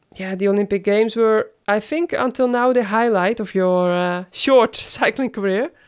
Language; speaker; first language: English; non-native, fluent; Dutch